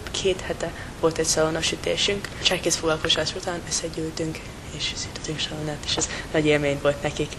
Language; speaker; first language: Hungarian; early bilingual, heritage; English